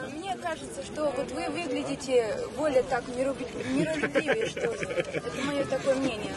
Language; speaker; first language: Russian; native; Russian